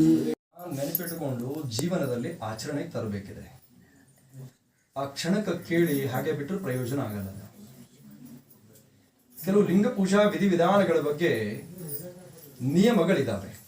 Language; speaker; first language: Kannada; native; Kannada